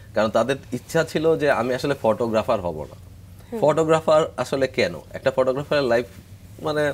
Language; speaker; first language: Bangla; native; Bangla